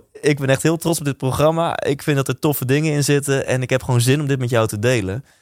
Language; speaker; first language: Dutch; native; Dutch